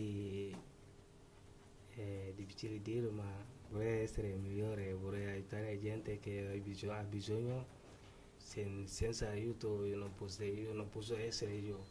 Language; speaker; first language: Italian; non-native, learner; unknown